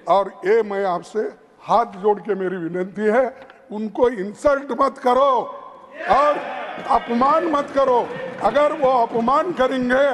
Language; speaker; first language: Hindi; non-native, local second language; Kannada